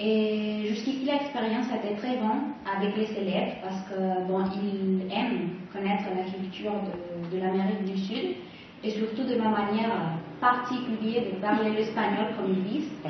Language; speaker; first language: French; non-native, fluent; Spanish